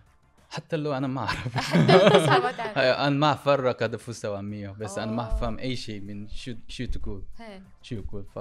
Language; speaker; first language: Arabic; non-native, learner; Korean